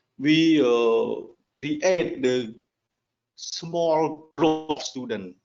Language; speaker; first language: English; non-native, learner; Khmer